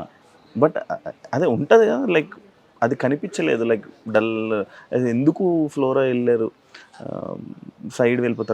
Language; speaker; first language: Telugu; native; Telugu